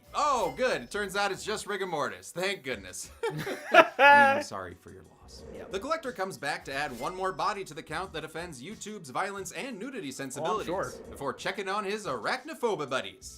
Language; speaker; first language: English; native; English